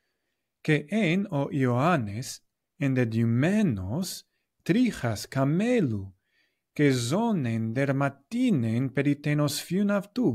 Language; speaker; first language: Greek; non-native, fluent; English